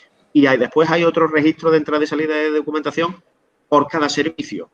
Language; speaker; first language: Spanish; native; Spanish